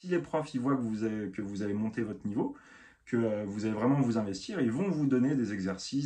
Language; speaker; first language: French; native; French